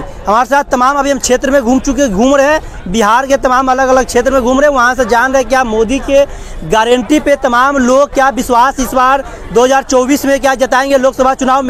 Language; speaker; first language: Hindi; native; Hindi